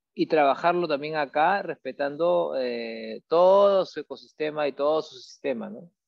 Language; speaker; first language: Spanish; native; Spanish